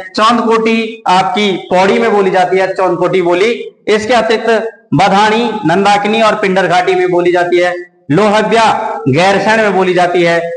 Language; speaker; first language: Hindi; native; Hindi